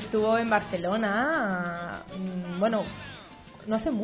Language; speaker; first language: Spanish; native; Spanish